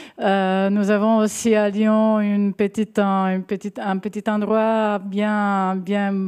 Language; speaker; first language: French; non-native, fluent; Italian